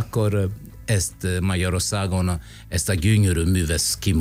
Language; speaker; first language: Hungarian; non-native, fluent; Italian